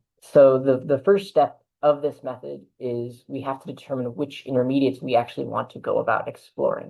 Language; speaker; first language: English; native; English